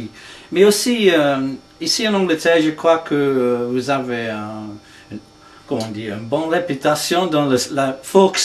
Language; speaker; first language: French; non-native, fluent; English